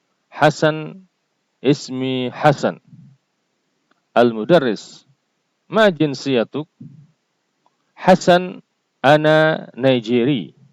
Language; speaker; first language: Arabic; non-native, fluent; Indonesian